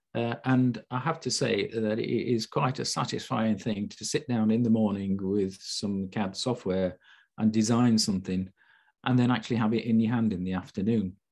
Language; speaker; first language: English; native; English